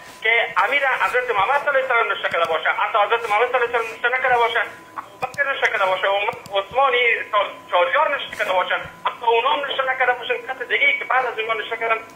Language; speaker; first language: Persian; native; Persian